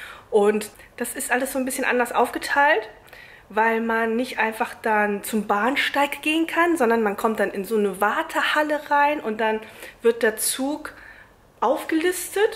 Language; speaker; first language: German; native; German